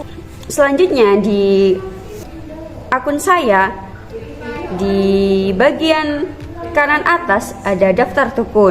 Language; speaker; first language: Indonesian; native; Indonesian